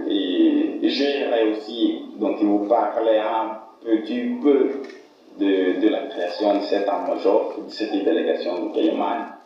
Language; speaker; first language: French; non-native, fluent; Portuguese